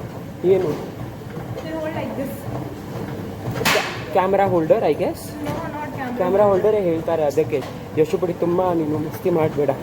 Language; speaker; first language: Kannada; non-native, learner; Marathi